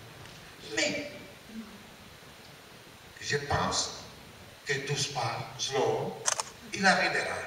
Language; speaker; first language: French; non-native, learner; Italian